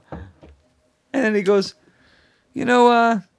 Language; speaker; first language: English; native; English